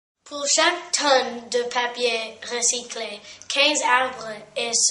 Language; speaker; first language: French; non-native, learner; English